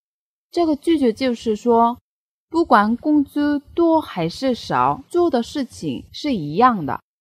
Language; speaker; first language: Chinese; non-native, fluent; Korean